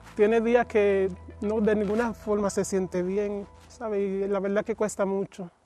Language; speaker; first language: Spanish; native; Spanish